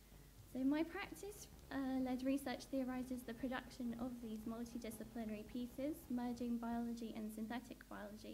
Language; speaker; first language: English; native; English